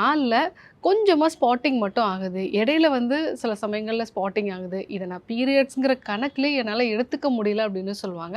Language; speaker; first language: Tamil; native; Tamil